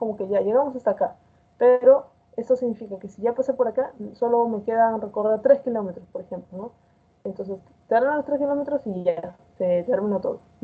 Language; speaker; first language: Spanish; native; Spanish